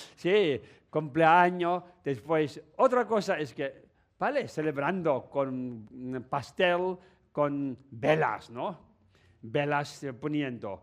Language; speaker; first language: Spanish; non-native, learner; Tibetan